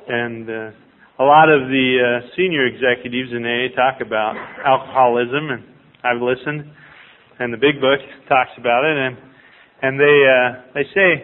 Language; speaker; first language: English; native; English